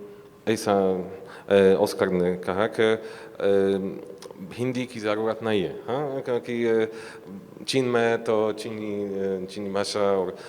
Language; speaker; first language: Hindi; non-native, learner; Polish